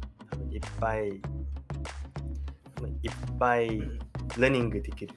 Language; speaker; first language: Japanese; non-native, learner; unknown